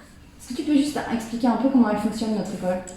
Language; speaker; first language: French; native; French